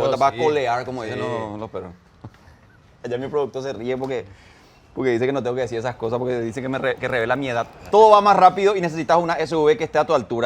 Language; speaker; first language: Spanish; native; Spanish